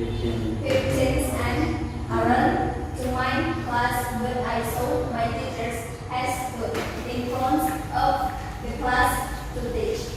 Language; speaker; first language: English; non-native, learner; Indonesian